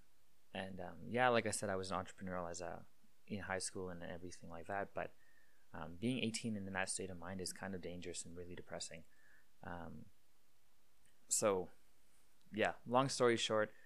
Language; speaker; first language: English; native; English